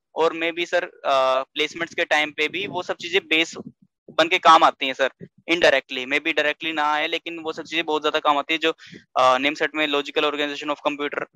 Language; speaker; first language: Hindi; native; Hindi